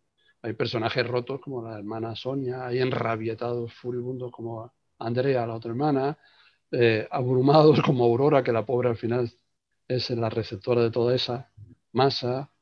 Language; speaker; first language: Spanish; native; Spanish